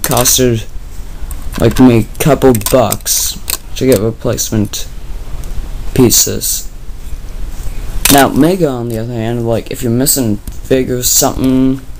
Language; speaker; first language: English; native; English